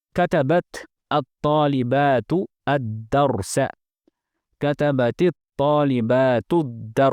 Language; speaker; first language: Arabic; non-native, fluent; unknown